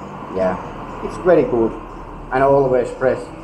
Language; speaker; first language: English; non-native, learner; Finnish